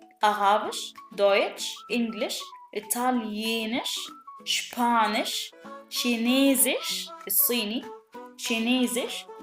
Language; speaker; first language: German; non-native, fluent; Arabic